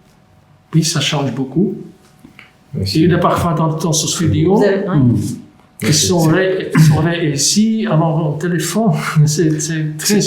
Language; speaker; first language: French; non-native, local second language; Dutch